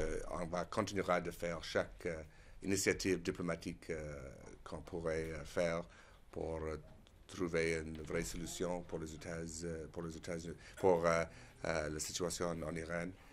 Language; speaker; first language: French; non-native, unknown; English